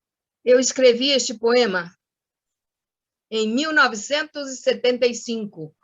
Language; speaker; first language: Portuguese; non-native, fluent; Spanish